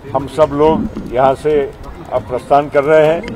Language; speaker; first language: Hindi; non-native, local second language; Marathi